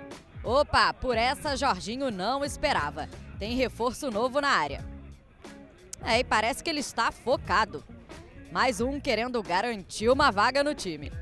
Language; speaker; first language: Portuguese; native; Portuguese